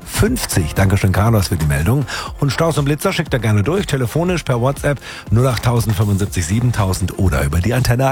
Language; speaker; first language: German; native; German